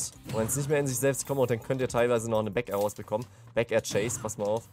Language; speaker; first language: German; native; German